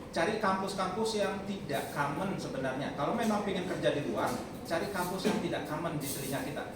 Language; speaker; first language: Indonesian; non-native, local second language; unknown